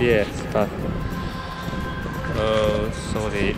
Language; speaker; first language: English; non-native, learner; Japanese